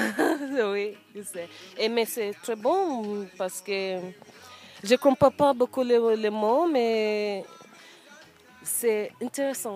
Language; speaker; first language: French; non-native, learner; English